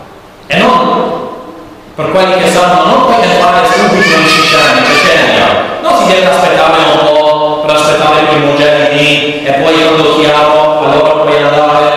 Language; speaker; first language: Italian; non-native, learner; English